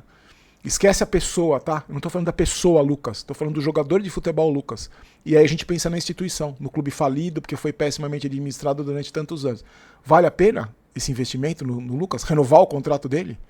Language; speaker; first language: Portuguese; native; Portuguese